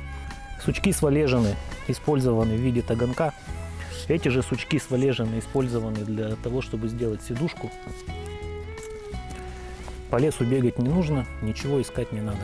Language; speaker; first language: Russian; native; Russian